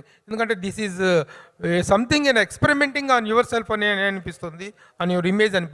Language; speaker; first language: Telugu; native; Telugu